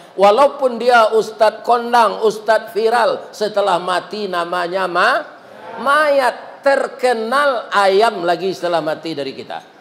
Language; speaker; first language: Malay; non-native, local second language; Minangkabau